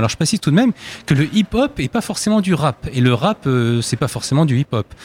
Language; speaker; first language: French; native; French